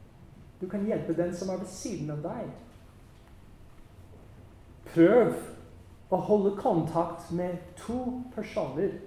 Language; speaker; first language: Norwegian; non-native, fluent; English